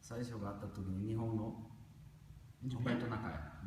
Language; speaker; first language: Japanese; non-native, learner; Portuguese